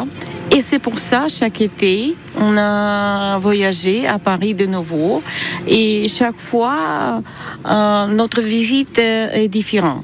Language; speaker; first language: French; non-native, fluent; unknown